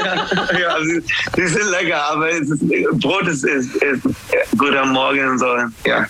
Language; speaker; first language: German; non-native, learner; English